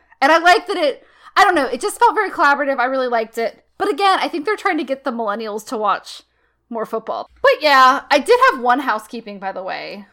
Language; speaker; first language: English; native; English